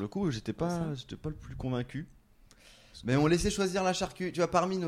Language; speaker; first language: French; native; French